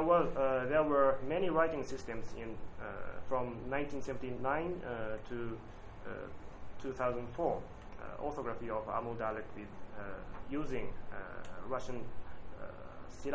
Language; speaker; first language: English; non-native, learner; Japanese